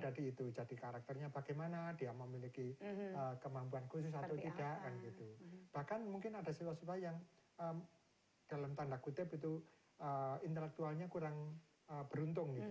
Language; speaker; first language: Indonesian; native; Indonesian